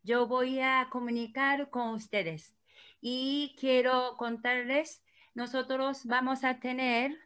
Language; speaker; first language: Spanish; non-native, learner; Korean